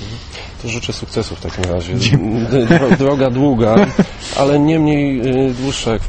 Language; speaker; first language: Polish; native; Polish